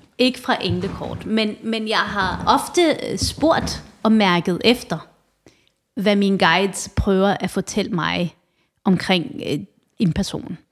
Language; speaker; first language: Danish; early bilingual, other home language; Arabic